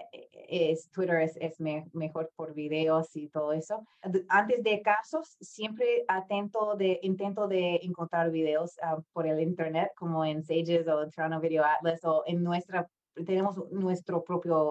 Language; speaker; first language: Spanish; non-native, fluent; English